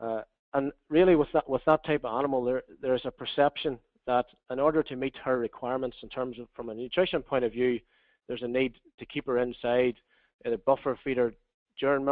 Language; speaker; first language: English; native; English